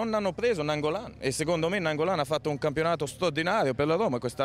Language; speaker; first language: Italian; early bilingual, heritage; Italian